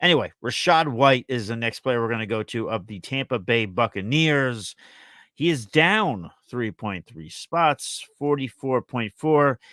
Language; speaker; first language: English; native; English